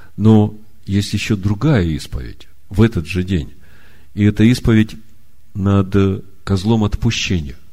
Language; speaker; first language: Russian; native; Russian